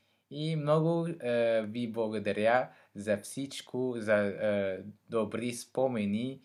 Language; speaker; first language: Bulgarian; non-native, learner; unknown